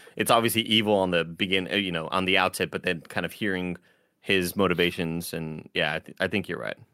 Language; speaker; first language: English; native; English